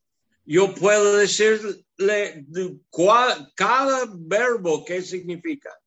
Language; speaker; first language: Spanish; non-native, fluent; English